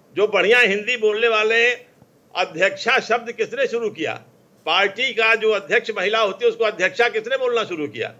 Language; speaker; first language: Hindi; native; Hindi